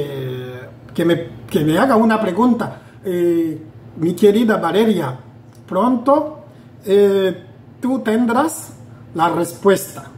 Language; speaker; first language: Spanish; non-native, fluent; Haitian Creole